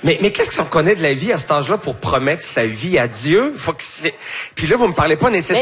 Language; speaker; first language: French; native; French